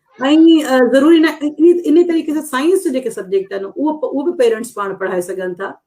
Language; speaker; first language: Sindhi; non-native, local second language; Urdu